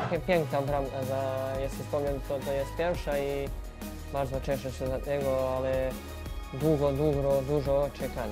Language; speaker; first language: Polish; non-native, learner; Serbian